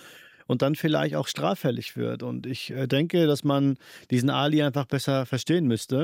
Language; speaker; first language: German; early bilingual, other home language; Urdu